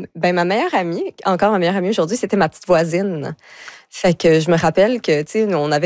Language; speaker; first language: French; native; French